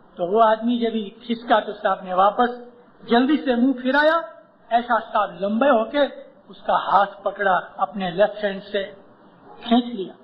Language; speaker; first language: Urdu; non-native, local second language; Gujarati